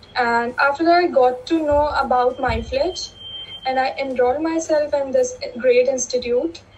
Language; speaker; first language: English; non-native, local second language; Hindi